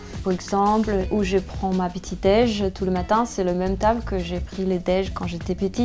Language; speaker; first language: French; non-native, fluent; Danish